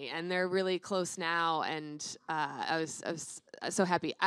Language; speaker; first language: English; native; English